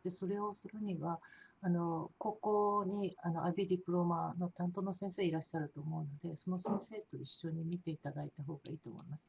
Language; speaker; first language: Japanese; native; Japanese